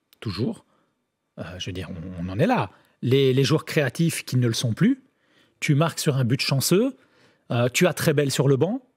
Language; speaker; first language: French; native; French